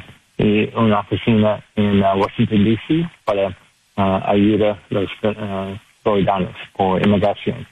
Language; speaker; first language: Spanish; non-native, learner; English